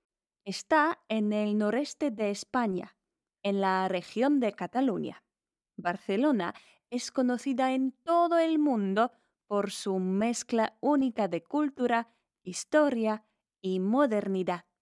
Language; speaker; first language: Spanish; non-native, fluent; Polish